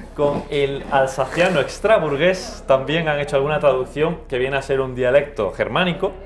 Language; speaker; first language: Spanish; native; Spanish